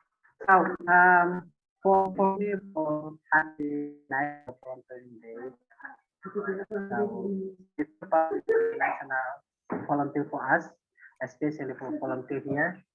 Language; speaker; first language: English; non-native, learner; Indonesian